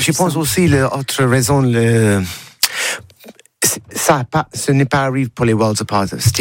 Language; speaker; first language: French; non-native, learner; English